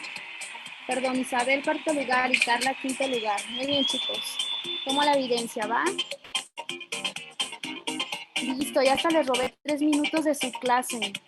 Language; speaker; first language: Spanish; native; Spanish